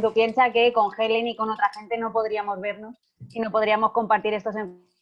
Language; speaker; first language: Spanish; native; Spanish